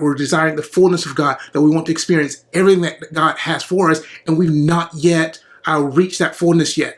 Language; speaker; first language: English; native; English